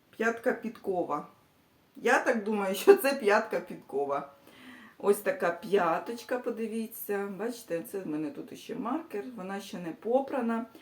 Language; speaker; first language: Ukrainian; native; Ukrainian